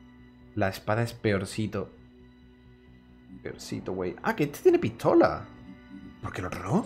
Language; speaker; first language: Spanish; native; Spanish